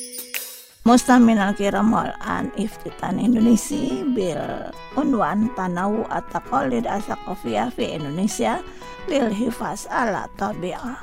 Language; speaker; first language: Arabic; non-native, fluent; Indonesian